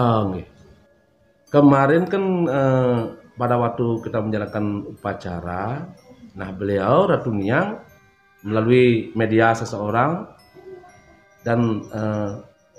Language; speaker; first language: Indonesian; non-native, local second language; Balinese